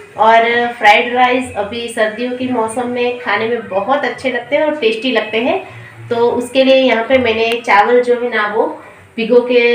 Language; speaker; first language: Hindi; non-native, local second language; Gujarati